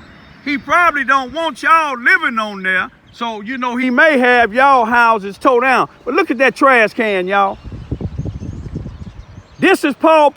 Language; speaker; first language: English; native; English